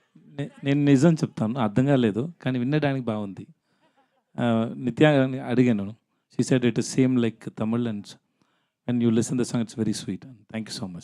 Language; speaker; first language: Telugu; non-native, learner; Tamil